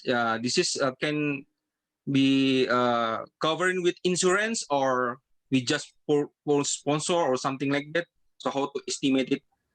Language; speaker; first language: English; non-native, learner; Indonesian